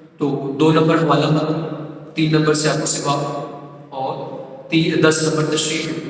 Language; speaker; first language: Urdu; non-native, local second language; Punjabi